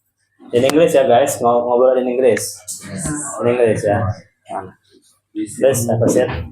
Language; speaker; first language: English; non-native, learner; Indonesian